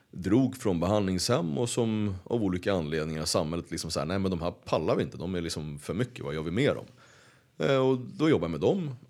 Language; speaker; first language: Swedish; native; Swedish